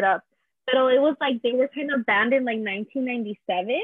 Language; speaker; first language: English; early bilingual, other home language; Spanish